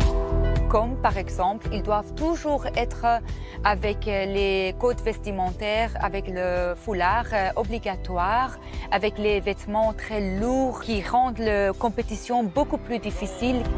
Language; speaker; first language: French; non-native, fluent; Persian